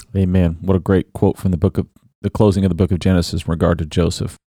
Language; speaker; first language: English; native; English